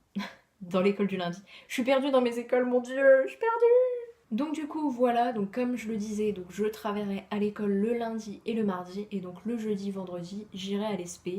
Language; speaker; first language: French; native; French